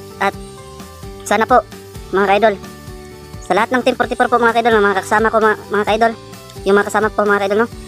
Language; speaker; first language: Filipino; non-native, local second language; Cebuano